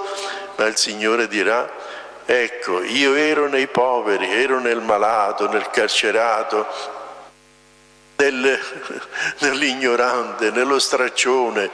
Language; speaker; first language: Italian; native; Italian